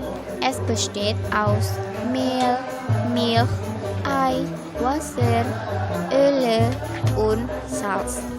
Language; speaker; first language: German; non-native, learner; Indonesian